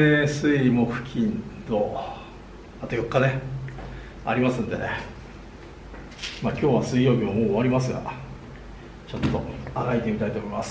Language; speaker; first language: Japanese; native; Japanese